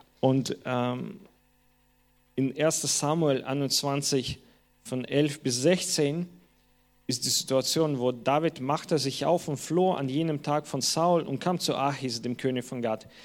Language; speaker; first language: German; non-native, fluent; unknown